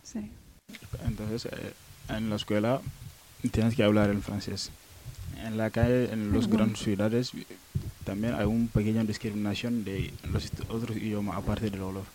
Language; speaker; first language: Spanish; non-native, learner; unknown